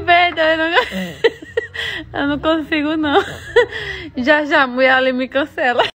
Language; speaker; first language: Portuguese; native; Portuguese